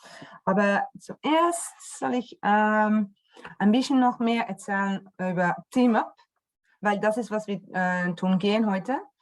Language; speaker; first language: German; non-native, learner; Dutch